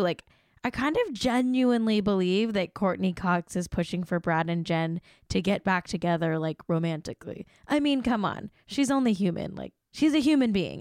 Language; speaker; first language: English; native; English